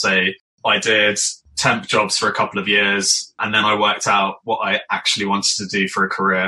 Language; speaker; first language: English; native; English